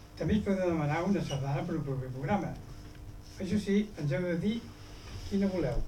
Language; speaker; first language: Catalan; native; Catalan